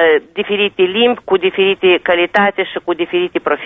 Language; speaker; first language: Romanian; non-native, local second language; Russian